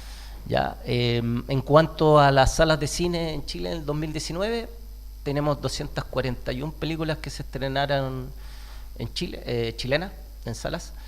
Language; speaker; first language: Spanish; native; Spanish